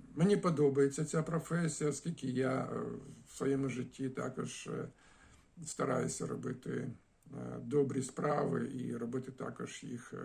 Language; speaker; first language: Ukrainian; native; Ukrainian